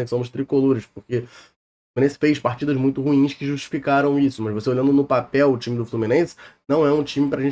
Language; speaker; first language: Portuguese; native; Portuguese